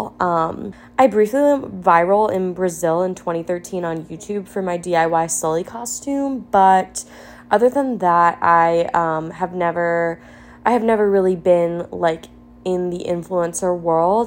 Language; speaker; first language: English; native; English